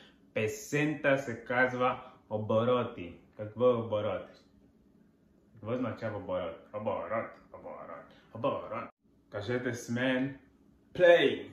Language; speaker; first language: Bulgarian; non-native, learner; Portuguese